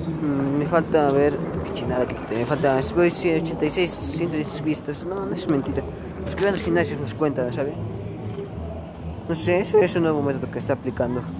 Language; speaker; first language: Spanish; native; Spanish